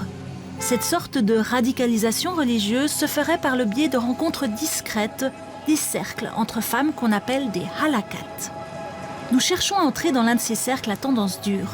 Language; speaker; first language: French; native; French